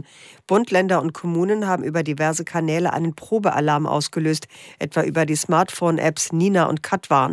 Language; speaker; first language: German; native; German